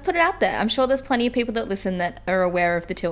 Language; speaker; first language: English; native; English